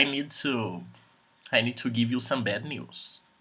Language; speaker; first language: English; non-native, fluent; Portuguese